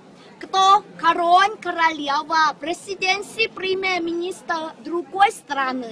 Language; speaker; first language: Russian; non-native, learner; Thai